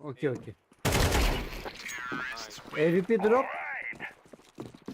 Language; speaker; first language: English; non-native, learner; Turkish